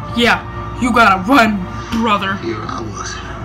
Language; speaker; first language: English; native; English